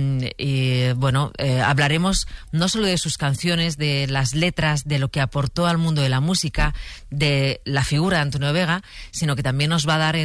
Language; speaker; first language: Spanish; native; Spanish